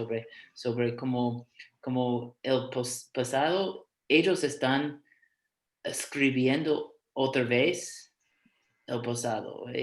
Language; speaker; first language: Spanish; non-native, fluent; English